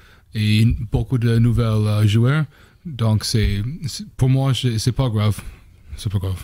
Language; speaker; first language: French; non-native, learner; English